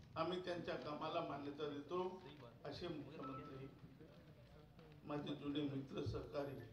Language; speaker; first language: Marathi; non-native, local second language; Lambadi